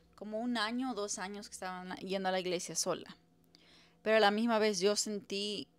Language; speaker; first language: Spanish; early bilingual, heritage; Spanish